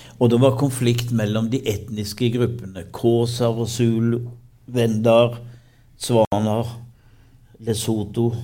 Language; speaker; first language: Norwegian; native; Norwegian